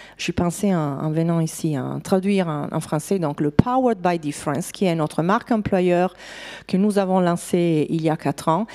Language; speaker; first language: French; non-native, fluent; Italian